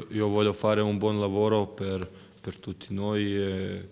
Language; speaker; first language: Italian; non-native, learner; Croatian